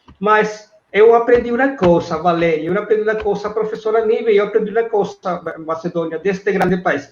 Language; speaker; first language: Portuguese; non-native, fluent; Spanish